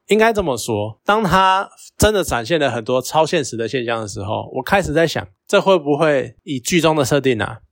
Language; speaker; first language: Chinese; native; Chinese